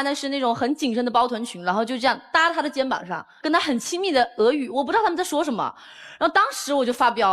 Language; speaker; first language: Chinese; native; Chinese